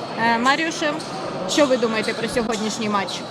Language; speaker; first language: Ukrainian; native; Ukrainian